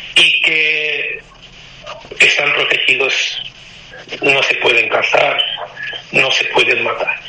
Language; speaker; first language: Spanish; non-native, fluent; Romanian